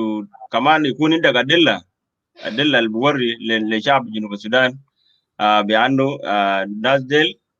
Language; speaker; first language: Arabic; non-native, local second language; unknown